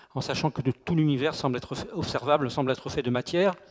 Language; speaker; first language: French; native; French